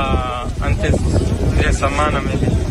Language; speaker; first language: Spanish; non-native, learner; Arabic